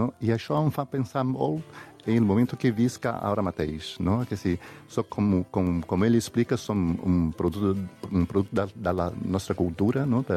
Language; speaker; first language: Catalan; non-native, fluent; Portuguese